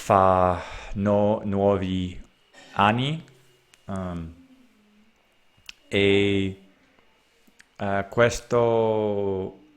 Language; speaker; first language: Italian; non-native, learner; English